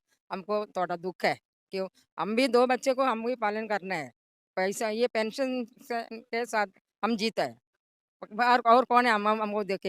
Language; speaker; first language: Hindi; non-native, local second language; Malayalam